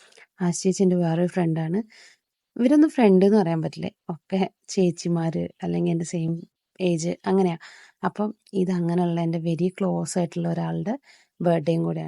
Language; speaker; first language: Malayalam; native; Malayalam